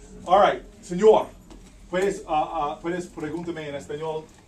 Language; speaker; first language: Spanish; non-native, learner; English